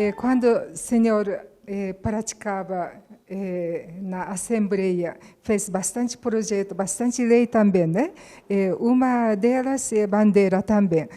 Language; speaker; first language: Portuguese; non-native, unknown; Japanese